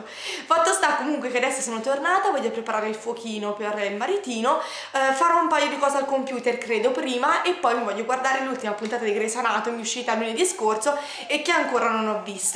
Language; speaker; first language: Italian; native; Italian